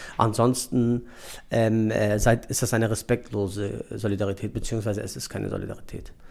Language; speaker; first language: German; early bilingual, other home language; Turkish